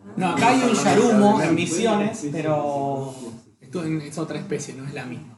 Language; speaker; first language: Spanish; native; Spanish